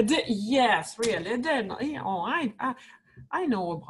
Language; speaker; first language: English; non-native, learner; Russian